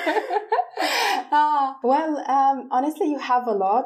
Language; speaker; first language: English; non-native, fluent; Arabic